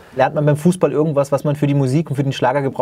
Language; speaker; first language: German; native; German